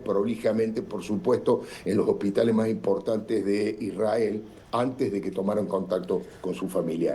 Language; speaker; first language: Spanish; native; Spanish